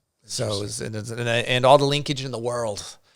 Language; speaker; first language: English; native; English